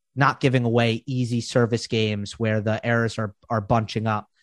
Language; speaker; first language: English; native; English